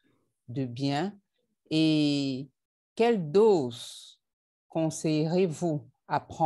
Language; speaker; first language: French; native; French